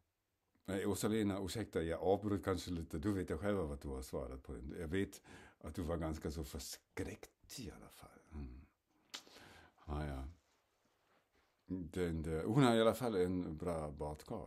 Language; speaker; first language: Swedish; non-native, fluent; German